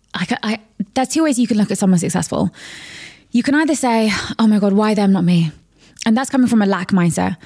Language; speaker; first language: English; native; English